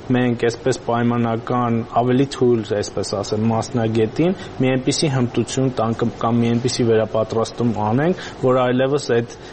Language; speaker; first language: Armenian; native; Armenian